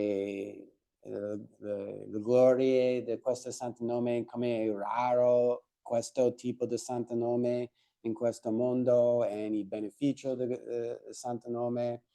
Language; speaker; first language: Italian; non-native, fluent; English